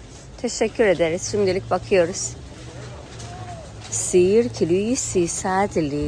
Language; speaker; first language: Turkish; non-native, learner; Persian